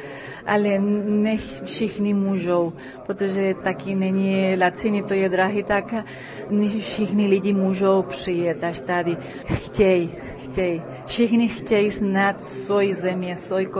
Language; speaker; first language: Czech; early bilingual, heritage; Spanish